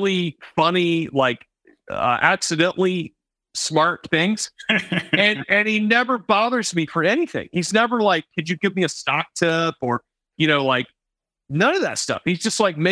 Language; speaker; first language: English; native; English